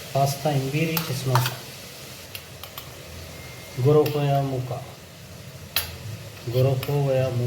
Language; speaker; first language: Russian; non-native, learner; Hindi